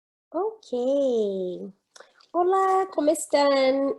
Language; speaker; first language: Spanish; non-native, fluent; English